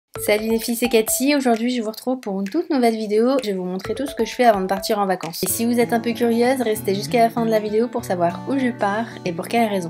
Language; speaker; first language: French; native; French